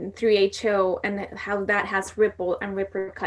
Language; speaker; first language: English; non-native, fluent; Spanish